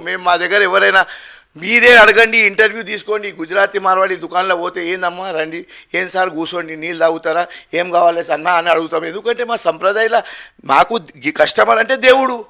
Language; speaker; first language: Telugu; non-native, local second language; Gujarati